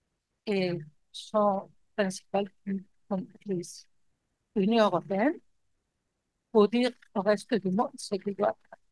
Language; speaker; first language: French; non-native, fluent; Spanish